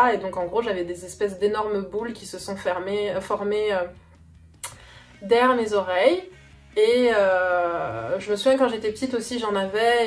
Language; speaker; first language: French; native; French